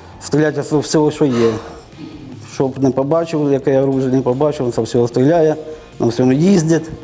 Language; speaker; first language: Ukrainian; non-native, local second language; Russian